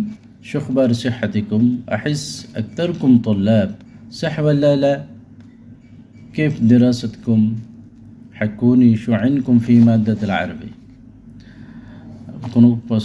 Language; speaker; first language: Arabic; non-native, fluent; Bangla